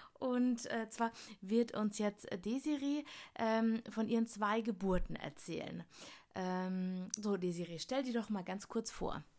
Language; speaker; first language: German; native; German